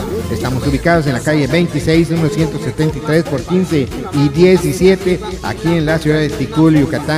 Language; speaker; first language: Spanish; native; Spanish